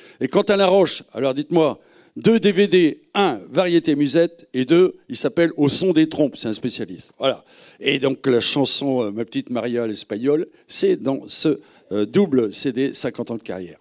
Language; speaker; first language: French; native; French